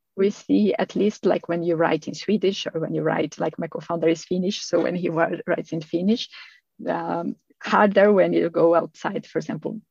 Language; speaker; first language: English; non-native, fluent; Portuguese